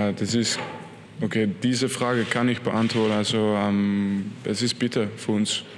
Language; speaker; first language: German; non-native, fluent; French